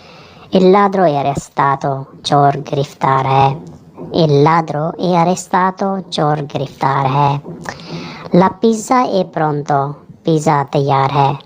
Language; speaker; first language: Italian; non-native, learner; Urdu